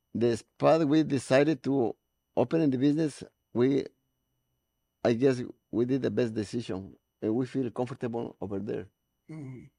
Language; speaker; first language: English; non-native, learner; Spanish